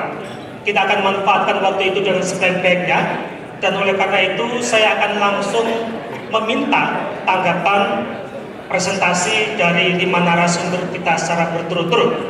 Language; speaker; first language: Indonesian; native; Indonesian